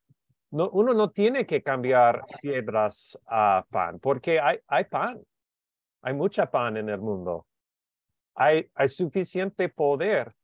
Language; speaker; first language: Spanish; non-native, learner; English